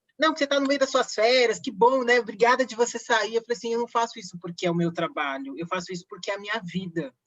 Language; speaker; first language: Portuguese; native; Portuguese